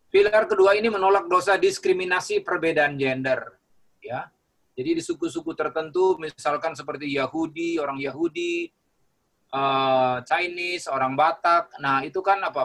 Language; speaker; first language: Indonesian; native; Indonesian